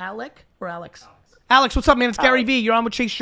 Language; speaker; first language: English; early bilingual, other home language; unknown